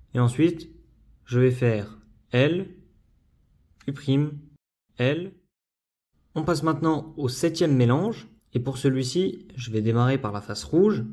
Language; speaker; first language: French; native; French